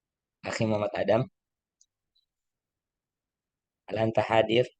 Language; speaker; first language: Arabic; non-native, learner; Indonesian